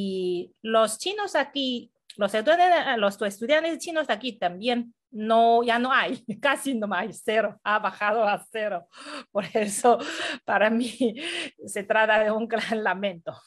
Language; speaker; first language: Spanish; non-native, fluent; Chinese